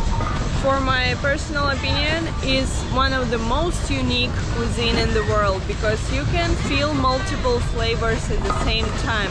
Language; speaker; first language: English; non-native, fluent; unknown